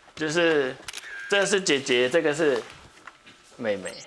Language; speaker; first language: Chinese; non-native, fluent; Portuguese